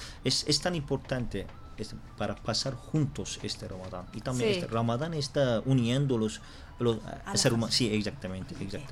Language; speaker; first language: Spanish; non-native, learner; Turkish